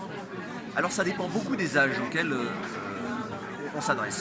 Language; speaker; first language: French; native; French